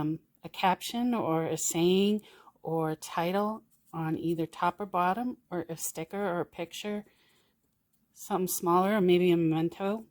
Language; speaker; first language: English; native; English